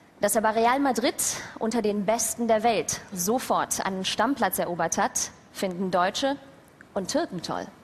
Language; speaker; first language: German; early bilingual, other home language; Turkish